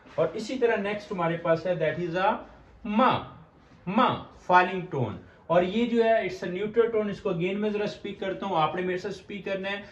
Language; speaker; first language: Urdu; native; Urdu